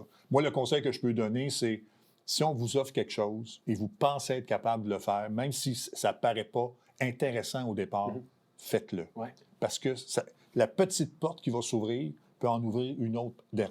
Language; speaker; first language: French; native; French